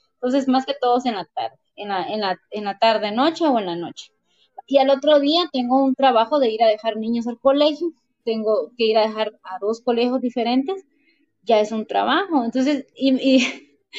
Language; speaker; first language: Spanish; native; Spanish